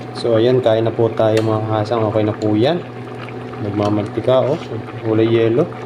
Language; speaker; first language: Filipino; non-native, local second language; Pampanga